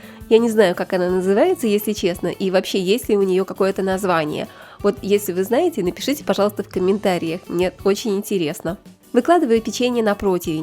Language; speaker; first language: Russian; native; Russian